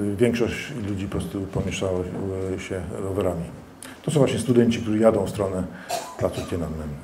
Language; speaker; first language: Polish; early bilingual, heritage; Polish